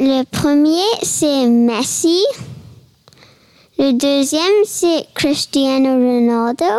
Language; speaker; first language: French; early bilingual, heritage; French